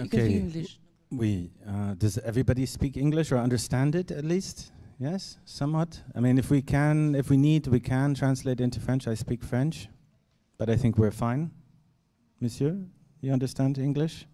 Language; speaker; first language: English; non-native, fluent; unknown